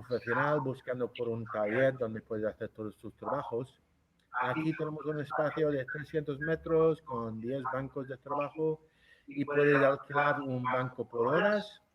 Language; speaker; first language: Spanish; non-native, fluent; English